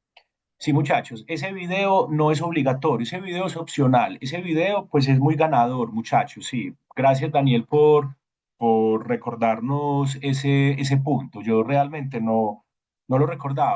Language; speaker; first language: Spanish; native; Spanish